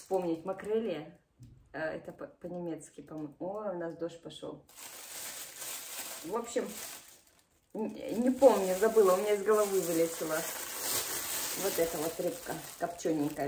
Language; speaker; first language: Russian; native; Russian